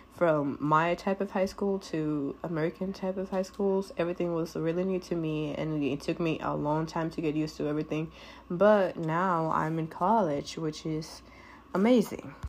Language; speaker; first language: English; non-native, fluent; Spanish